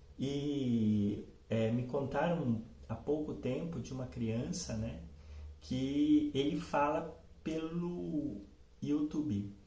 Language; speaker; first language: Portuguese; native; Portuguese